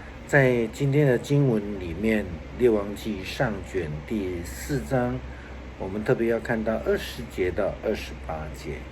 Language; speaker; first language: Chinese; native; Chinese